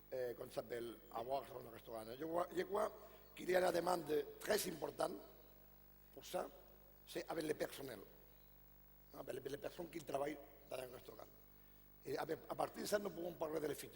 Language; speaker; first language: French; non-native, fluent; Catalan